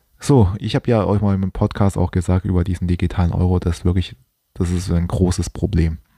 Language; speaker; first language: German; non-native, fluent; Chinese